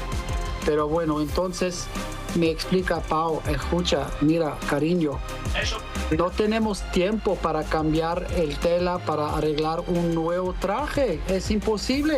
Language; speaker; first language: Spanish; non-native, learner; English